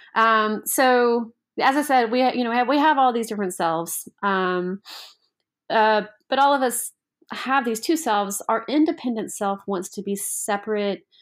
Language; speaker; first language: English; native; English